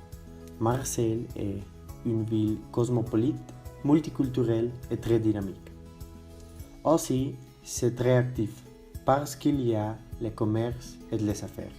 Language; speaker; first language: French; non-native, learner; Spanish